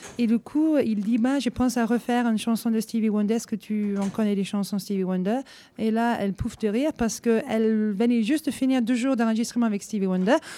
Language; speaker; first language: French; non-native, fluent; English